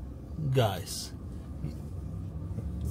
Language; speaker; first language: English; non-native, learner; Polish